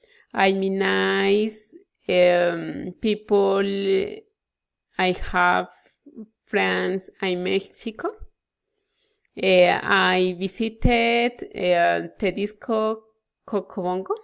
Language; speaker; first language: English; non-native, learner; Spanish